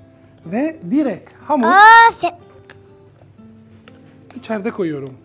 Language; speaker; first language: Turkish; non-native, learner; Italian